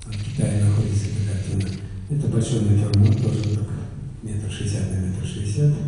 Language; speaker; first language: Russian; native; Russian